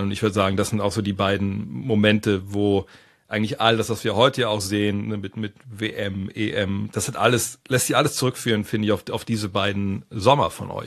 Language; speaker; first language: German; native; German